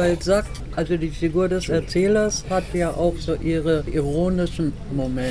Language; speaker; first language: German; native; German